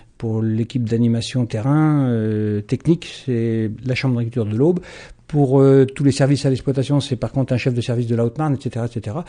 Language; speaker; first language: French; native; French